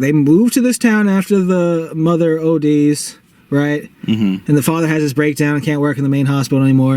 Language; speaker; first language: English; native; English